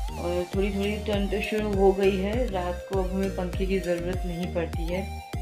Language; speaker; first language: Hindi; non-native, local second language; Gujarati